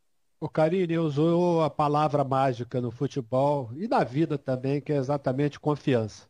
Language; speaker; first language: Portuguese; native; Portuguese